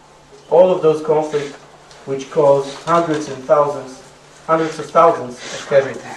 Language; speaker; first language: English; non-native, fluent; Hebrew